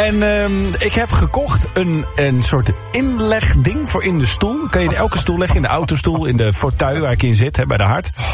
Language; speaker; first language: Dutch; native; Dutch